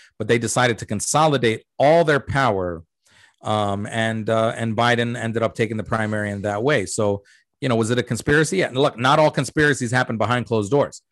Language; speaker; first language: English; early bilingual, other home language; Arabic